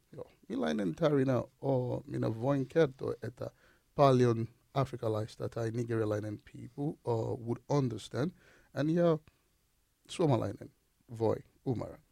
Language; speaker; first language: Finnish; non-native, learner; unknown